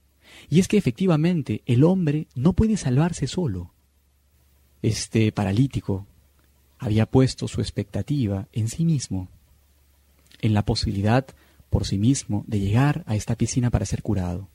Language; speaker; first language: Spanish; native; Spanish